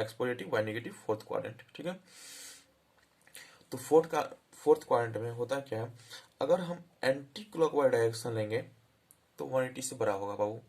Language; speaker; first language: Hindi; native; Hindi